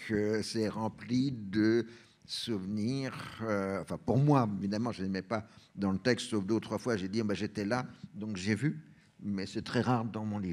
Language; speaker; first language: French; native; French